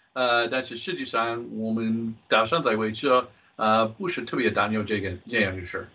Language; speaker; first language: Chinese; non-native, fluent; English